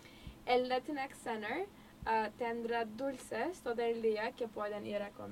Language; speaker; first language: Spanish; non-native, learner; English